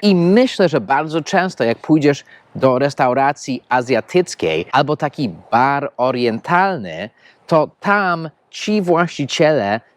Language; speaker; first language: Polish; non-native, fluent; English